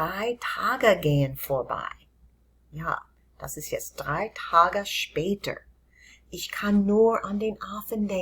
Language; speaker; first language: German; non-native, fluent; English